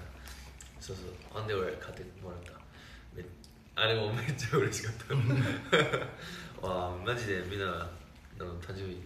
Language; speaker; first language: Japanese; non-native, fluent; Chinese